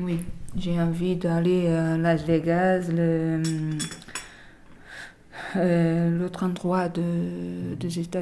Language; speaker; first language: French; non-native, learner; Portuguese